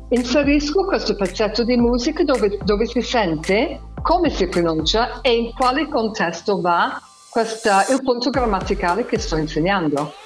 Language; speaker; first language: Italian; non-native, fluent; English